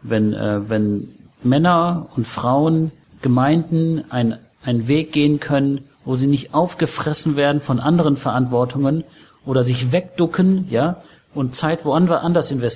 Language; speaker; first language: German; native; German